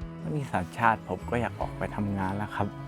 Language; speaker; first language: Thai; non-native, local second language; Lahu